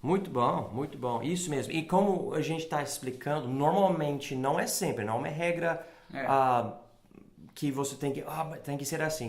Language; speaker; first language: Portuguese; non-native, fluent; English